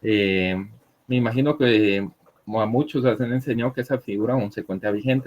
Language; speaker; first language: Spanish; native; Spanish